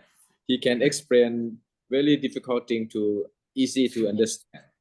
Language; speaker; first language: English; non-native, fluent; Thai